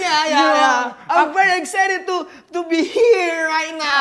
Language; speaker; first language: English; non-native, learner; Indonesian